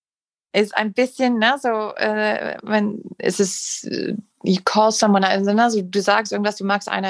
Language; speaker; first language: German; non-native, fluent; English